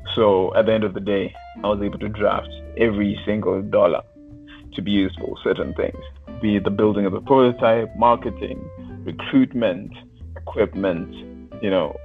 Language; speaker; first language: English; non-native, local second language; Shona